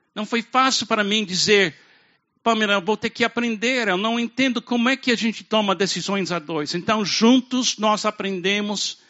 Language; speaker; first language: Portuguese; non-native, fluent; English